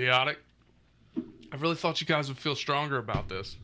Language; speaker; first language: English; native; English